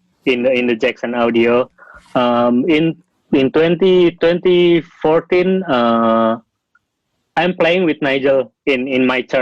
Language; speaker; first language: English; non-native, fluent; Indonesian